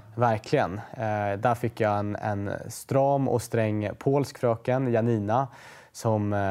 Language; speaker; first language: Swedish; native; Swedish